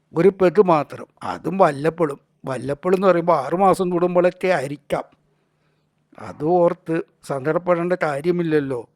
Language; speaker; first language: Malayalam; native; Malayalam